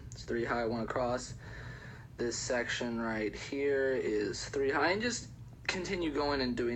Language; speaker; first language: English; native; English